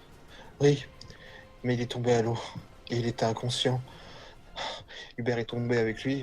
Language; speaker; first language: French; native; French